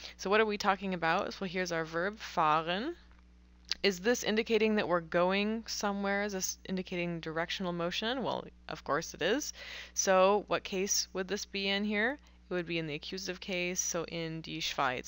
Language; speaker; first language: English; native; English